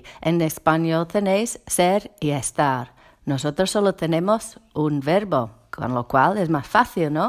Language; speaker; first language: Spanish; non-native, fluent; English